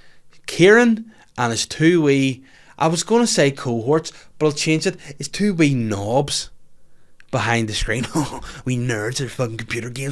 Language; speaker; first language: English; native; English